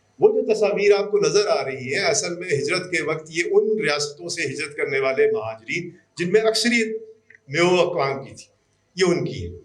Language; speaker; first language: Urdu; native; Urdu